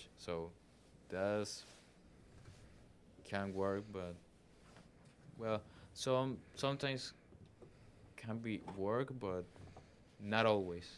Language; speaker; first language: English; non-native, learner; Spanish